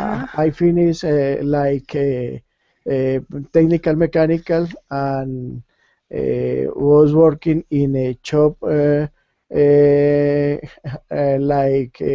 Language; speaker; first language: English; non-native, learner; Spanish